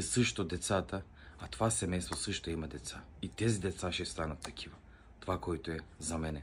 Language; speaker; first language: Bulgarian; non-native, local second language; Turkish